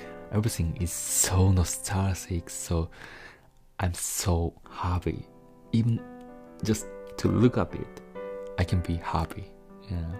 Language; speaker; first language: English; non-native, fluent; Japanese